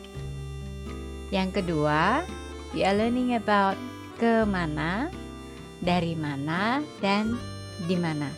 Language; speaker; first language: Indonesian; native; Indonesian